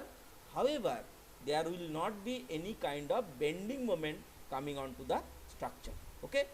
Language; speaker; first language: English; non-native, local second language; Bangla